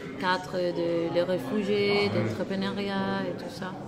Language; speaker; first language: French; non-native, learner; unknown